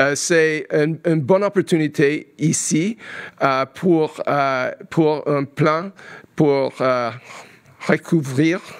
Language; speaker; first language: French; non-native, learner; English